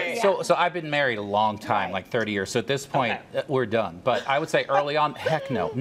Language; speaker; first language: English; native; English